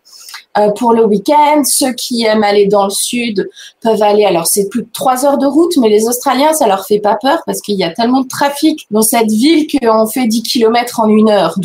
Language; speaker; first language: French; native; French